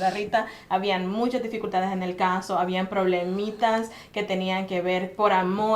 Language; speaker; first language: Spanish; native; Spanish